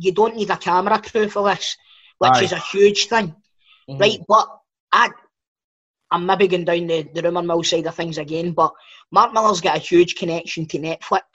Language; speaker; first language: English; native; English